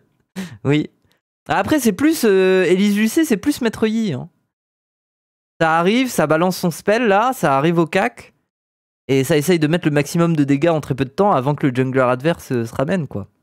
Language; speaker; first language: French; native; French